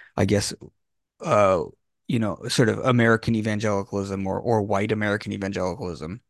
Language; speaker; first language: English; native; English